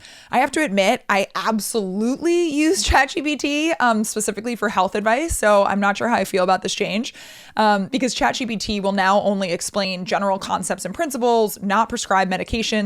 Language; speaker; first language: English; native; English